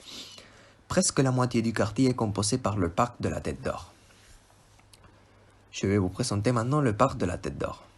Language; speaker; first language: French; non-native, learner; Spanish